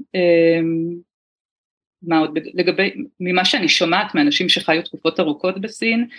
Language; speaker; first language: Hebrew; native; Hebrew